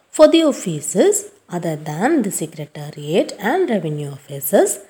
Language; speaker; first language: English; non-native, local second language; Malayalam